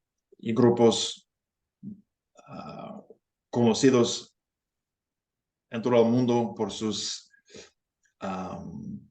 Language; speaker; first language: Spanish; non-native, fluent; English